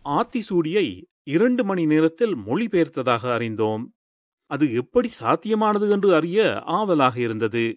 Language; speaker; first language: Tamil; native; Tamil